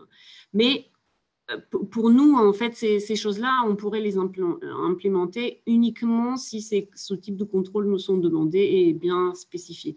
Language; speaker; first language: French; native; French